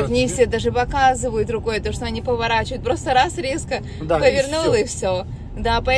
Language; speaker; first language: Russian; native; Russian